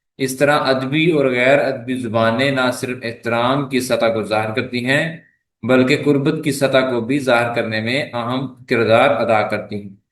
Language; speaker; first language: Urdu; native; Urdu